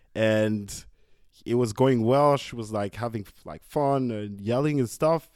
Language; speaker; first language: English; non-native, fluent; French